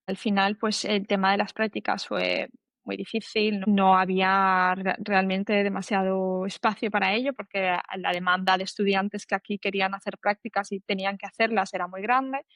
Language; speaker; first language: Spanish; native; Spanish